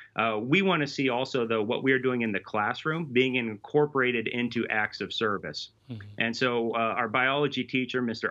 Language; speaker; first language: English; native; English